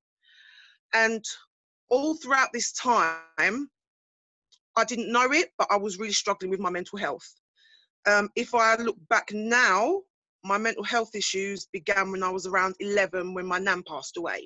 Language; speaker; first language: English; native; English